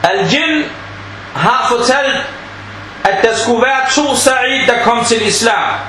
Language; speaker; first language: Danish; non-native, fluent; Arabic